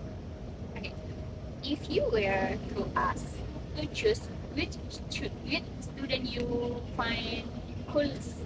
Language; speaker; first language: English; non-native, learner; Indonesian